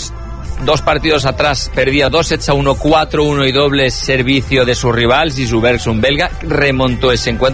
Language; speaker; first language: Spanish; native; Spanish